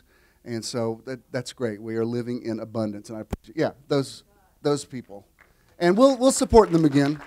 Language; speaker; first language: English; native; English